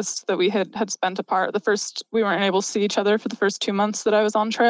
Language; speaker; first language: English; native; English